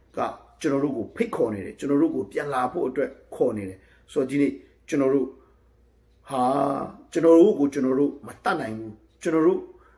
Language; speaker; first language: Burmese; non-native, local second language; Kachin